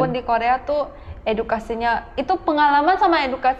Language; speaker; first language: Indonesian; early bilingual, other home language; Korean